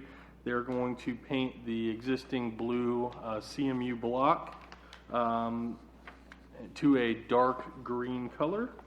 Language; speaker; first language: English; native; English